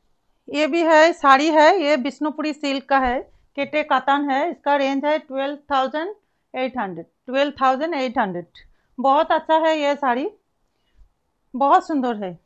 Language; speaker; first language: Hindi; non-native, local second language; Bangla